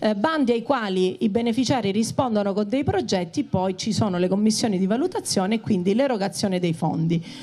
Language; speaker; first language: Italian; native; Italian